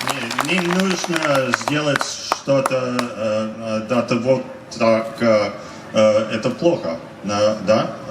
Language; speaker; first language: Russian; non-native, learner; English